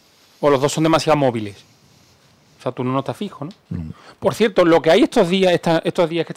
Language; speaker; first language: Spanish; native; Spanish